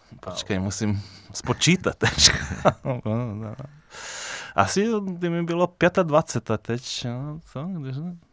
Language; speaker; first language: Czech; non-native, fluent; Serbian